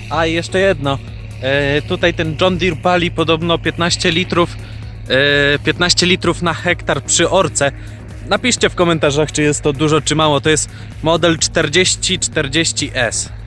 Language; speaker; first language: Polish; native; Polish